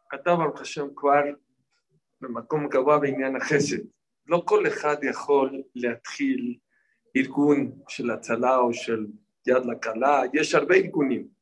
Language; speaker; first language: Hebrew; non-native, fluent; Spanish